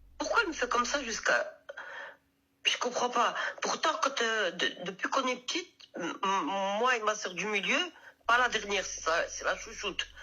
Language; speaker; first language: French; early bilingual, other home language; Arabic